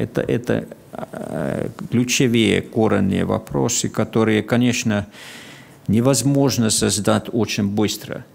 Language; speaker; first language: Russian; non-native, fluent; Finnish